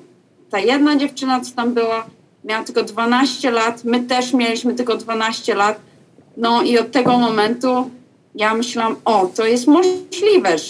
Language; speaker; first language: Polish; early bilingual, heritage; Polish